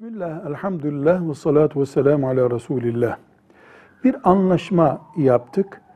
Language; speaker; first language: Turkish; native; Turkish